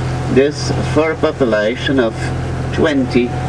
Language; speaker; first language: English; non-native, fluent; Dutch